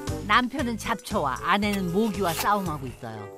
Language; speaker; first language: Korean; native; Korean